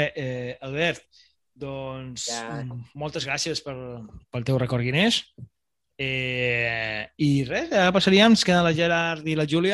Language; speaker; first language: Catalan; native; Catalan